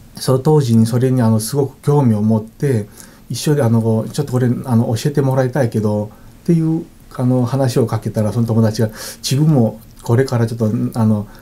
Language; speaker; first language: Japanese; non-native, fluent; Korean